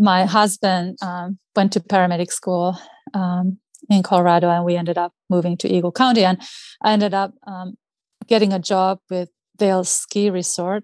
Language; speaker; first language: English; non-native, fluent; Finnish